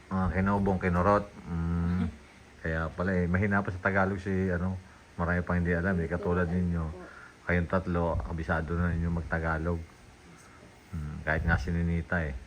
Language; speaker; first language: Filipino; native; Filipino